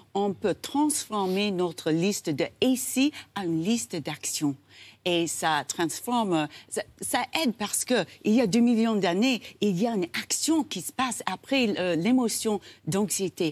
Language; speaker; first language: French; non-native, learner; English